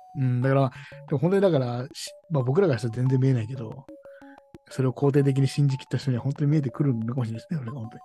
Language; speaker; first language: Japanese; native; Japanese